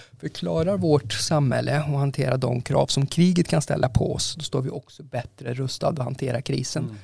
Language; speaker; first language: Swedish; native; Swedish